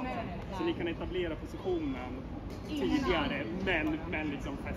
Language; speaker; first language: Swedish; native; Swedish